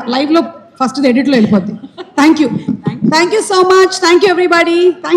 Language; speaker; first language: Telugu; native; Telugu